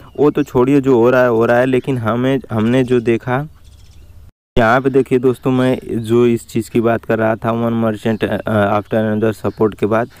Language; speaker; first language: Hindi; native; Hindi